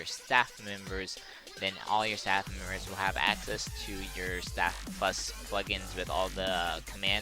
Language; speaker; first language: English; native; English